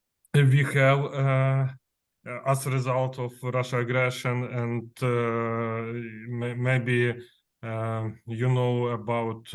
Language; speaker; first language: English; non-native, learner; Ukrainian